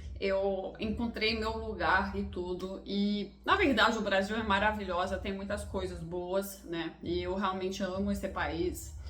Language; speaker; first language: Portuguese; non-native, fluent; English